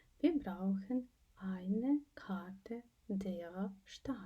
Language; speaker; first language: German; non-native, fluent; Ukrainian